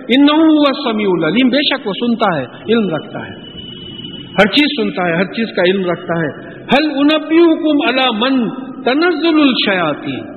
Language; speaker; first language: Urdu; native; Urdu